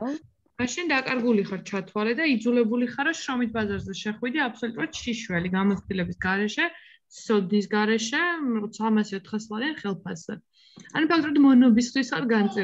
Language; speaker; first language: Georgian; native; Georgian